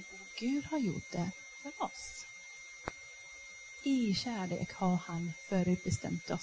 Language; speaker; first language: Swedish; non-native, fluent; English